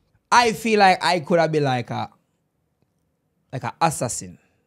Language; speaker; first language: English; native; English